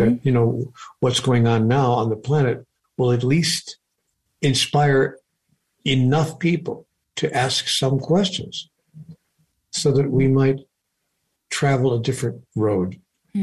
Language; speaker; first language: English; native; English